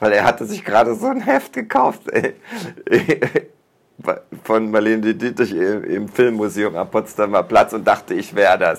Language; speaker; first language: German; native; German